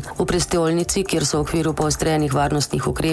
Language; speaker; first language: Slovenian; native; Slovenian